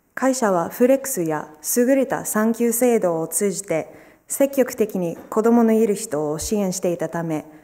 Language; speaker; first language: Japanese; non-native, fluent; English